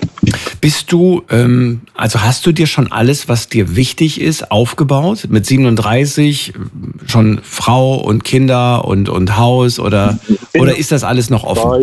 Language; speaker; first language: German; native; German